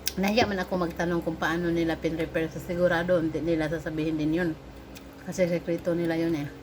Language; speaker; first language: Filipino; non-native, local second language; Cebuano